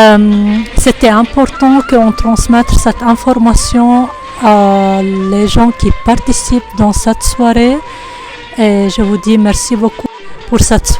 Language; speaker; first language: French; non-native, fluent; Arabic